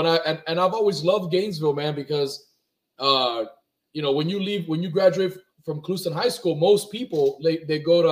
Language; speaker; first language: English; early bilingual, other home language; Spanish